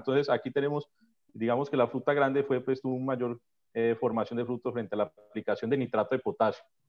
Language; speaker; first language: Spanish; native; Spanish